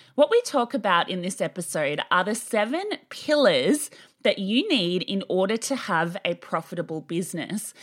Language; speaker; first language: English; native; English